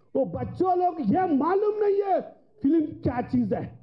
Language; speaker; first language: Hindi; non-native, local second language; Telugu